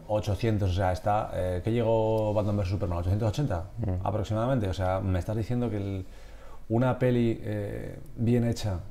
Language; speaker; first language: Spanish; native; Spanish